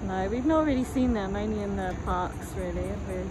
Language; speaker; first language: English; native; English